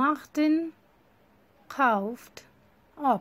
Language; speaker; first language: German; non-native, learner; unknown